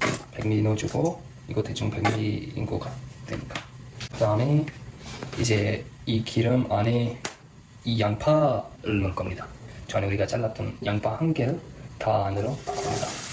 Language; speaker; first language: Korean; non-native, fluent; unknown